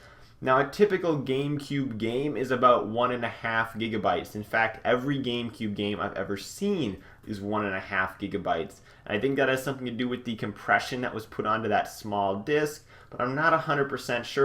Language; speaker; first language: English; native; English